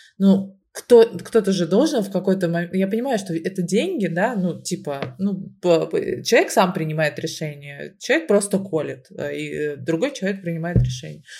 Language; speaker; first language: Russian; native; Russian